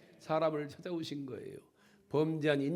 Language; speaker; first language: Korean; native; Korean